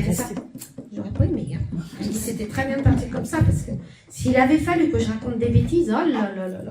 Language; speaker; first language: French; native; French